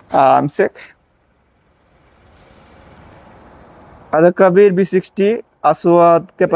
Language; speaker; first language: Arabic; non-native, learner; Bangla